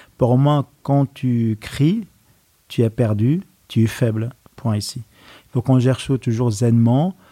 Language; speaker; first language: French; non-native, fluent; Arabic